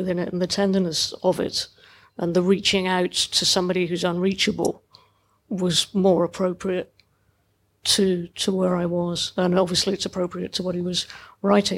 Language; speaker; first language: English; native; English